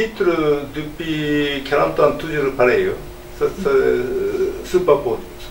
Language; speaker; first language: French; non-native, learner; Japanese